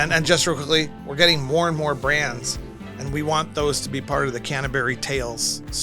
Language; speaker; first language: English; native; English